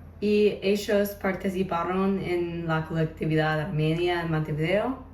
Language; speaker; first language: Spanish; non-native, learner; English